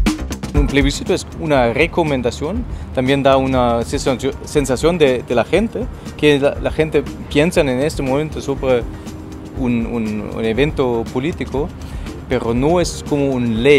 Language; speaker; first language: Spanish; non-native, fluent; German